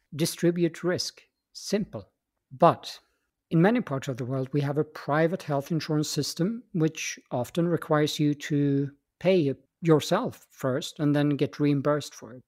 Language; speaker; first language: English; non-native, fluent; Swedish